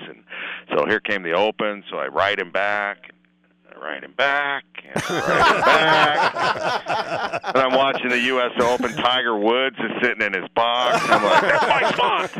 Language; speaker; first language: English; native; English